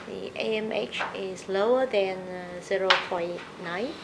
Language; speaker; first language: English; non-native, learner; Vietnamese